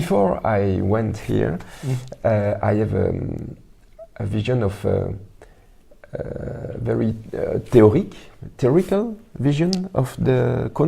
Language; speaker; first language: English; non-native, learner; French